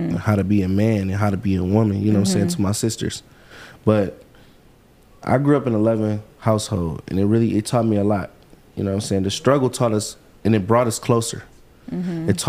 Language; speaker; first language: English; native; English